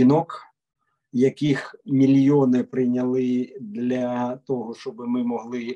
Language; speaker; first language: Ukrainian; native; Ukrainian